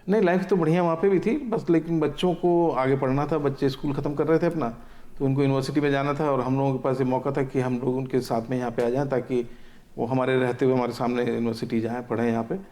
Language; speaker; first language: Hindi; native; Hindi